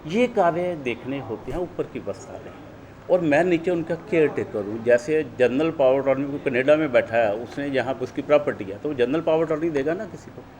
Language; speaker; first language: Hindi; non-native, local second language; Punjabi